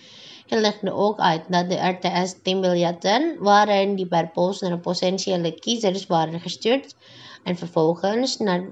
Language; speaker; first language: Dutch; non-native, fluent; Indonesian